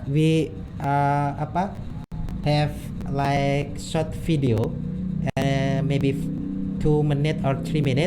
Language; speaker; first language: English; non-native, learner; Indonesian